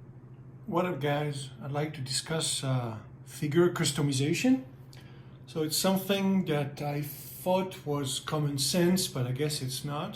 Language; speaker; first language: English; native; English